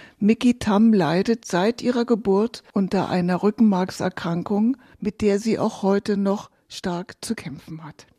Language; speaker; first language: German; native; German